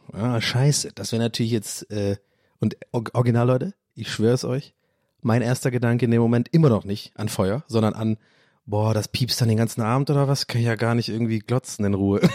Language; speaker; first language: German; non-native, fluent; English